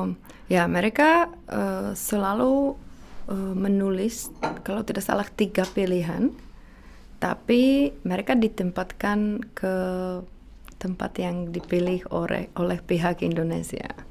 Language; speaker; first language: Indonesian; non-native, fluent; Czech